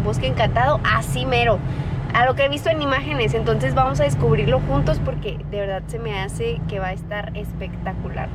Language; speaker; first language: Spanish; native; Spanish